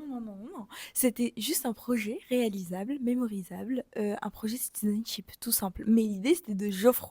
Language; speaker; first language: French; native; French